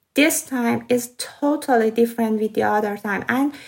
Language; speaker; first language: English; non-native, fluent; Persian